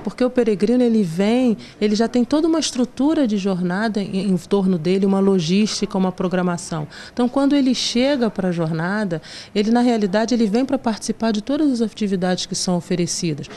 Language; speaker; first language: Portuguese; native; Portuguese